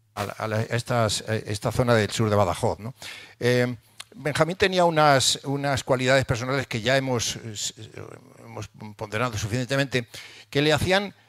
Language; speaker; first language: Spanish; native; Spanish